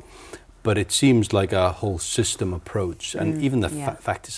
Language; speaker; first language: English; native; English